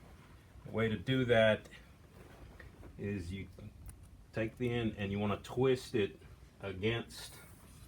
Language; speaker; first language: English; native; English